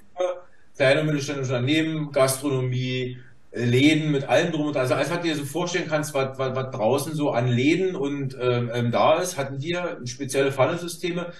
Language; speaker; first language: German; native; German